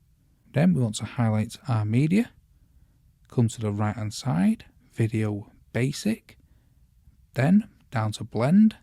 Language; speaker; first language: English; native; English